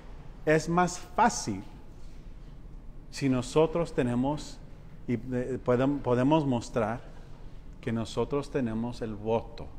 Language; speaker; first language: Spanish; early bilingual, heritage; Spanish